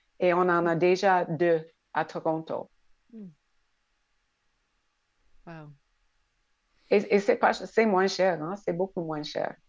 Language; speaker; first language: French; non-native, local second language; English